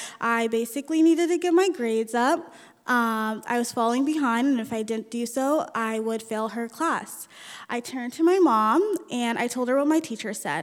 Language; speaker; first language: English; early bilingual, other home language; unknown